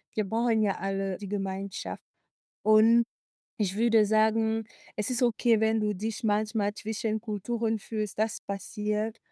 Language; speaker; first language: German; non-native, fluent; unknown